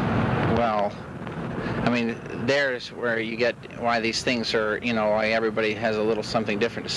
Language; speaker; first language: English; native; English